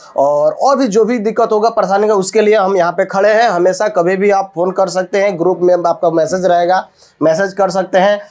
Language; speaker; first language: Hindi; native; Hindi